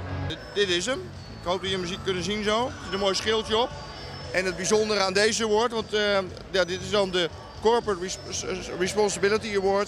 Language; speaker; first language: Dutch; native; Dutch